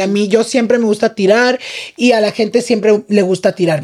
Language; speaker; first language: Spanish; early bilingual, heritage; Spanish